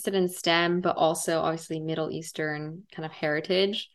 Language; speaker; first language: English; native; English